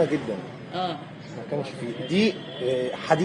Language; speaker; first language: Arabic; native; Arabic